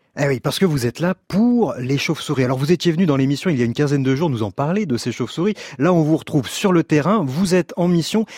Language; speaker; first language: French; native; French